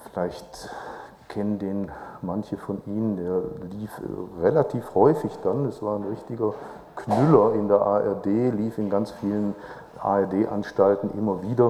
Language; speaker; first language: German; native; German